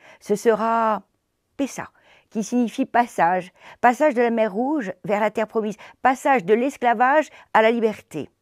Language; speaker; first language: French; native; French